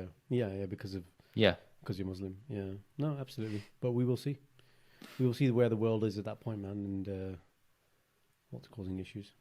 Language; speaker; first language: English; early bilingual, other home language; Punjabi